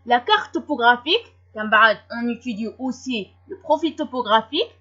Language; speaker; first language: French; non-native, local second language; Arabic